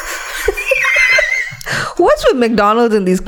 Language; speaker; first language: English; non-native, local second language; Tamil